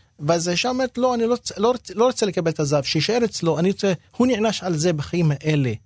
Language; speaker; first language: Hebrew; non-native, local second language; Arabic